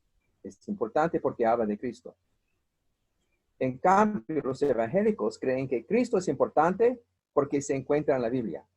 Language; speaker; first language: Spanish; non-native, fluent; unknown